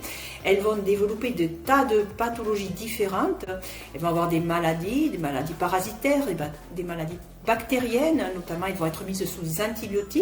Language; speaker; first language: French; native; French